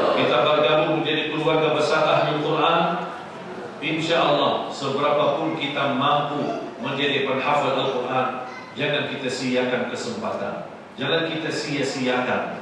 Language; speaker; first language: Indonesian; non-native, fluent; Arabic